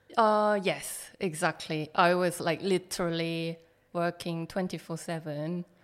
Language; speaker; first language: English; non-native, fluent; Korean